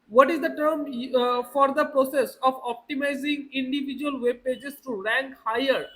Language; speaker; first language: English; non-native, local second language; Bangla